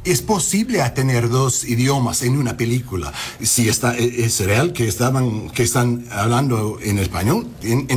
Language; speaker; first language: Spanish; early bilingual, heritage; Spanish